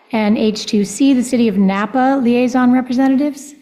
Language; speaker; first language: English; non-native, fluent; Spanish